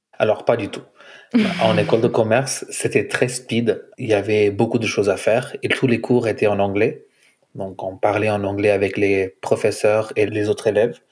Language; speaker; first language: French; non-native, fluent; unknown